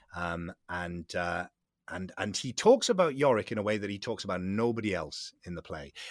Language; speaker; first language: English; native; English